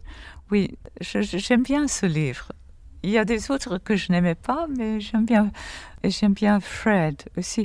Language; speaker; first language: French; non-native, fluent; English